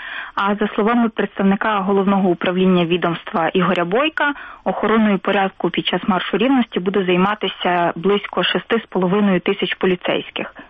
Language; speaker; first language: Ukrainian; native; Ukrainian